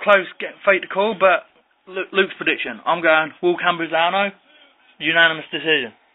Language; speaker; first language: English; native; English